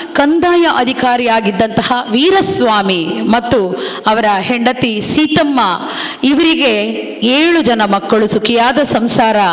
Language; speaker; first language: Kannada; non-native, local second language; Tulu